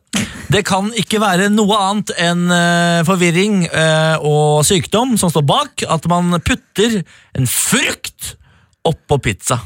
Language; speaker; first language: Norwegian; native; Norwegian